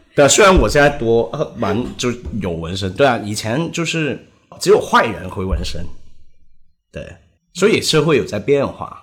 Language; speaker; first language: Chinese; non-native, local second language; Cantonese